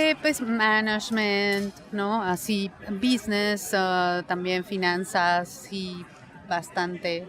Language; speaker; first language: Spanish; native; Spanish